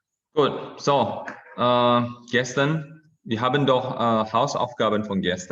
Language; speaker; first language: German; non-native, fluent; Indonesian